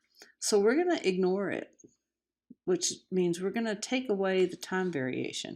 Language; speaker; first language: English; native; English